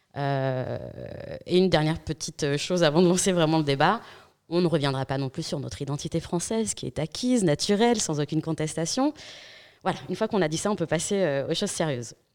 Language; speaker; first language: French; native; French